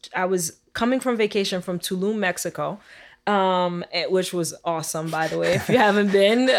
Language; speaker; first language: English; early bilingual, other home language; Haitian Creole